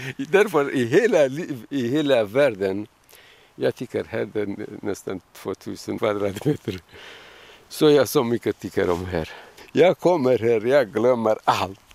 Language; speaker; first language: Swedish; non-native, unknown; Kurdish